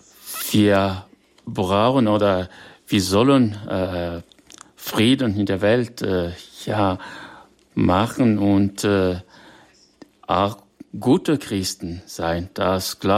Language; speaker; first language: German; non-native, fluent; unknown